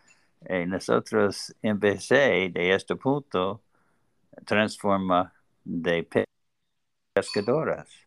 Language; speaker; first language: Spanish; non-native, learner; English